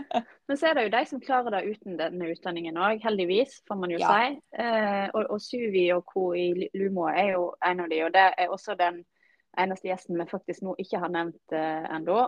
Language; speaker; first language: Norwegian; native; Norwegian